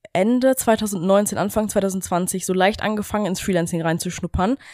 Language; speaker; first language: German; native; German